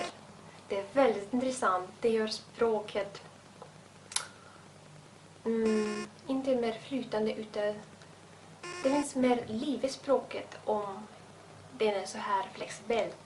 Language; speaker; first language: Swedish; non-native, fluent; Russian